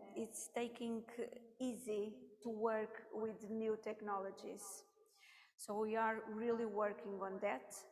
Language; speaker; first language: English; non-native, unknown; Portuguese